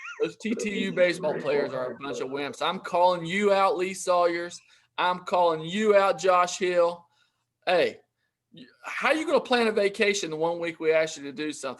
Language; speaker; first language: English; native; English